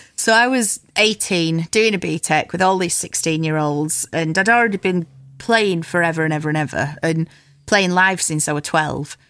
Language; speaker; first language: English; native; English